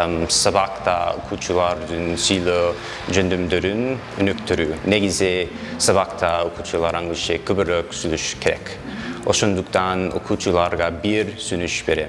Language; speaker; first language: Kyrgyz; non-native, learner; English